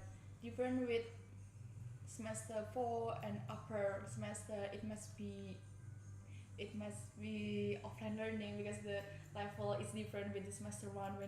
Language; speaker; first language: English; non-native, learner; Indonesian